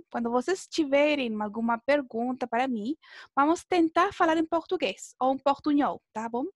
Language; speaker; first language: Portuguese; non-native, fluent; Spanish